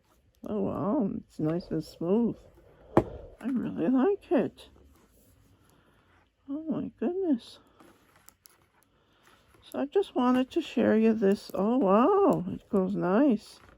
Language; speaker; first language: English; non-native, fluent; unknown